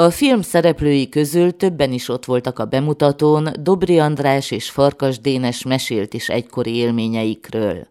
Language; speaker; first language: Hungarian; native; Hungarian